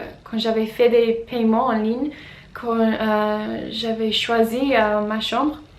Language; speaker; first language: French; non-native, fluent; English